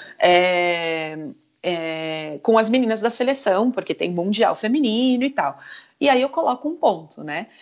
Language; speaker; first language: Portuguese; native; Portuguese